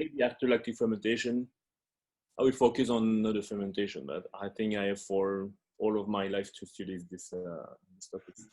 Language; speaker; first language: English; non-native, fluent; French